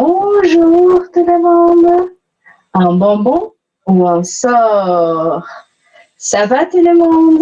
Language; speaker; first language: French; non-native, fluent; Portuguese